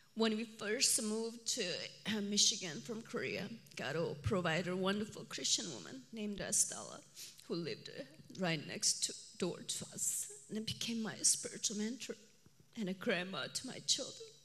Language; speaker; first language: English; non-native, fluent; Korean